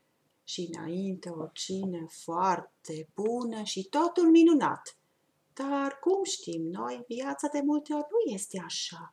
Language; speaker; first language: Romanian; non-native, fluent; German